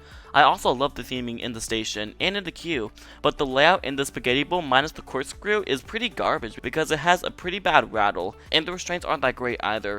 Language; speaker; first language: English; native; English